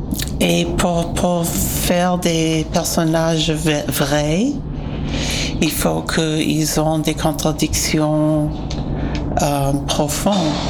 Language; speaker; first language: French; non-native, fluent; English